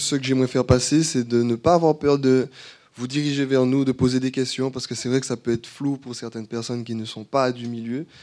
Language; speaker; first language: French; native; French